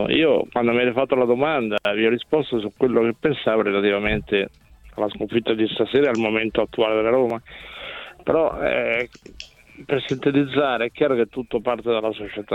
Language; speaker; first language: Italian; native; Italian